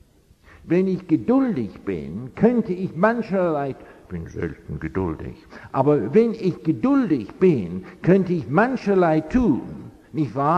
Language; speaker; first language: German; non-native, fluent; English